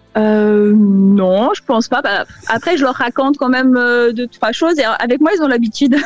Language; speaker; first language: French; native; French